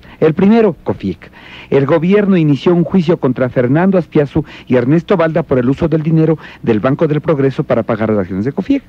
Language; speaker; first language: Spanish; native; Spanish